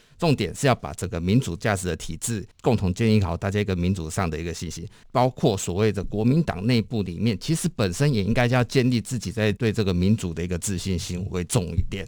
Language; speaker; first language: Chinese; native; Chinese